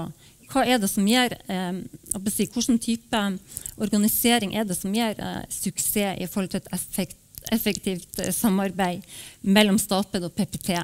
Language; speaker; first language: Norwegian; native; Norwegian